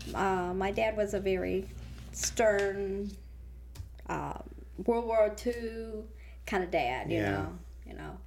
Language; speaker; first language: English; native; English